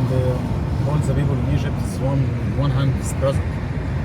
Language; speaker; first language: English; non-native, learner; Arabic